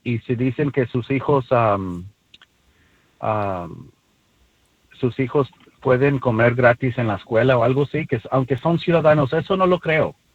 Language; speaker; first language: Spanish; early bilingual, heritage; Spanish